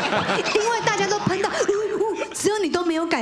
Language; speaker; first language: Chinese; native; Chinese